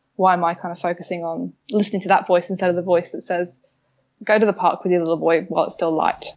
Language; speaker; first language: English; native; English